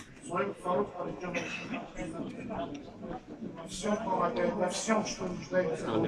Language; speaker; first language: Russian; non-native, learner; Tajik